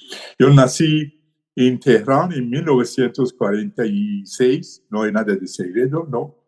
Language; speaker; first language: Portuguese; non-native, learner; Persian